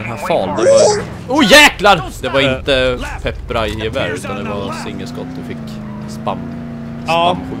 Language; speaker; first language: Swedish; native; Swedish